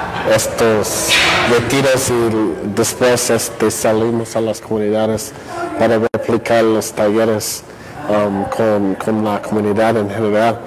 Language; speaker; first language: Spanish; non-native, fluent; English